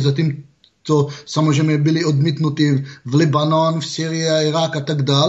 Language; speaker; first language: Czech; non-native, fluent; Hebrew